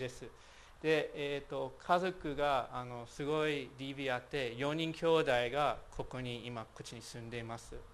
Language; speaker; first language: Japanese; non-native, fluent; English